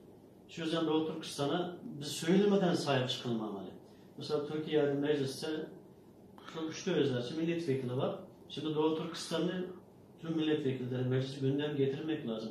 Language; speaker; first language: Turkish; non-native, learner; Uyghur